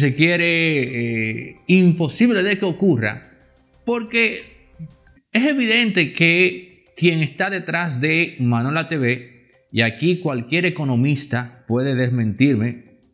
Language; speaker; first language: Spanish; native; Spanish